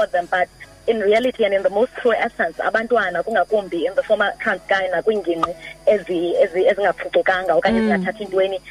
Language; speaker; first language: English; non-native, local second language; Xhosa